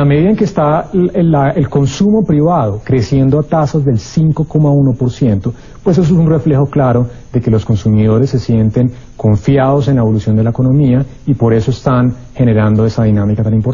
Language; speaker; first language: Spanish; native; Spanish